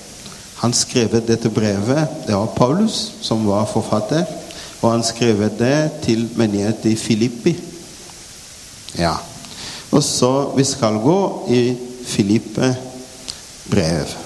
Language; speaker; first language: Norwegian; non-native, fluent; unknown